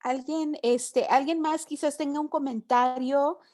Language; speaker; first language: Spanish; early bilingual, heritage; Spanish